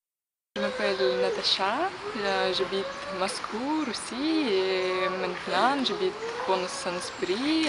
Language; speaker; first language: French; non-native, learner; Russian